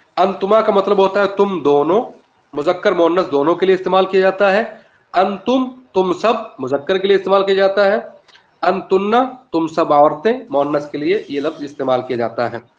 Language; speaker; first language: Urdu; native; Urdu